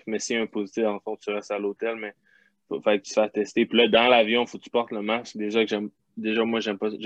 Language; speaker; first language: French; native; French